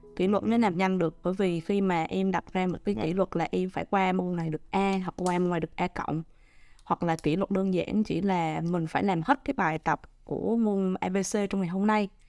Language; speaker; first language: Vietnamese; native; Vietnamese